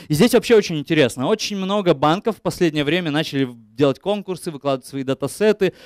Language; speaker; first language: Russian; native; Russian